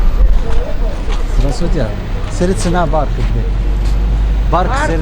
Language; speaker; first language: Russian; non-native, learner; Arabic